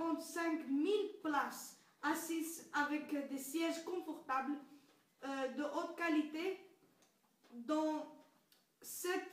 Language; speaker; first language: French; non-native, learner; Arabic